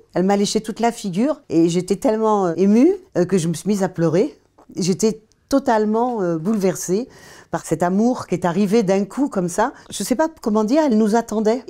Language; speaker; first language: French; native; French